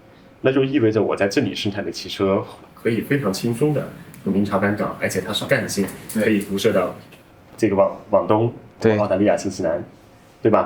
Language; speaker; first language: Chinese; native; Chinese